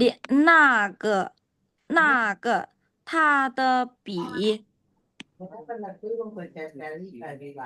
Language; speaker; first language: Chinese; non-native, fluent; Indonesian